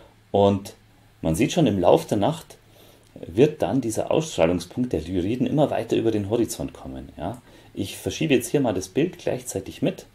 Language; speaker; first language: German; native; German